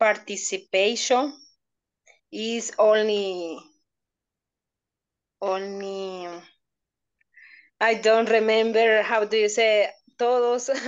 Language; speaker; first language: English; non-native, learner; Spanish